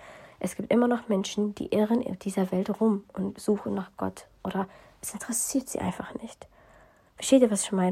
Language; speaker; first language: German; early bilingual, other home language; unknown